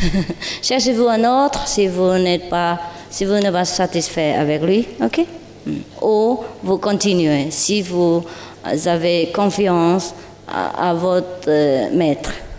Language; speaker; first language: French; non-native, learner; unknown